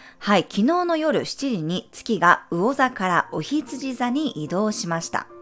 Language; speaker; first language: Japanese; native; Japanese